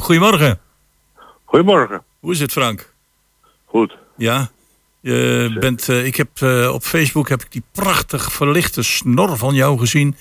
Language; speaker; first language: Dutch; native; Dutch